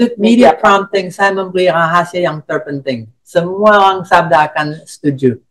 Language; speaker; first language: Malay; non-native, fluent; English